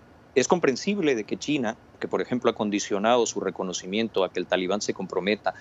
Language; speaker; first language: Spanish; native; Spanish